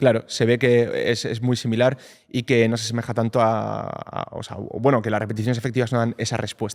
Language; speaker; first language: Spanish; native; Spanish